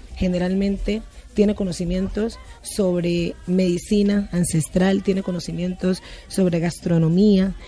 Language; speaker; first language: Spanish; native; Spanish